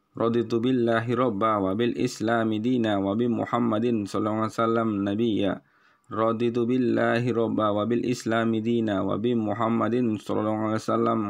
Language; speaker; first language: Arabic; non-native, learner; Indonesian